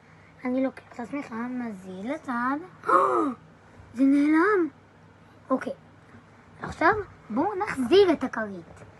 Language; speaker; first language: Hebrew; native; Hebrew